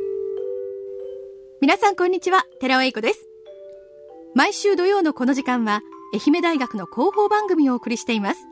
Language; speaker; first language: Japanese; native; Japanese